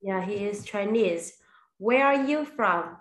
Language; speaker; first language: English; non-native, fluent; Vietnamese